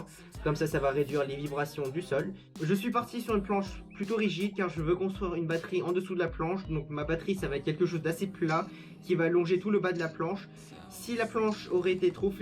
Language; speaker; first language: French; native; French